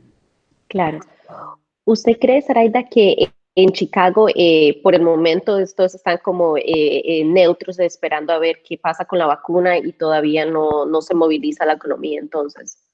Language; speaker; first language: Spanish; native; Spanish